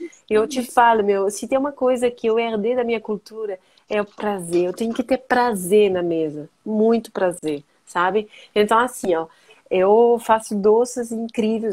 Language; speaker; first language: Portuguese; non-native, fluent; French